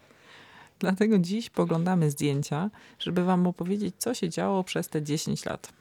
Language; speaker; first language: Polish; native; Polish